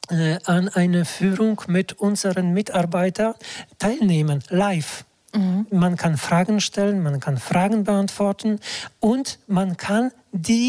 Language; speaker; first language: German; non-native, fluent; Polish